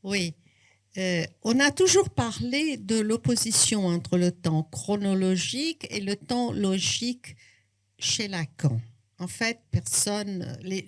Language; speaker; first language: French; non-native, fluent; Portuguese